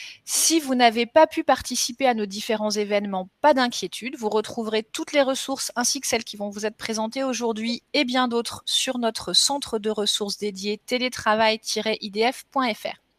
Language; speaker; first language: French; native; French